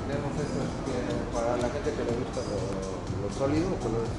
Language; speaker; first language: Spanish; native; Spanish